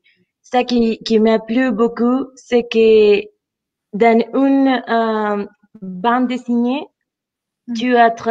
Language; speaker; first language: French; non-native, fluent; Spanish